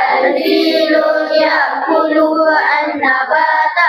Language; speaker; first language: Arabic; non-native, learner; Malay